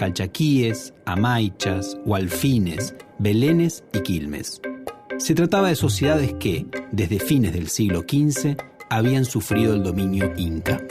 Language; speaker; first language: Spanish; native; Spanish